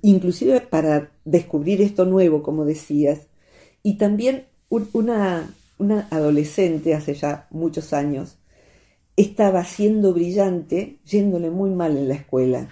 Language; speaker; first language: Spanish; native; Spanish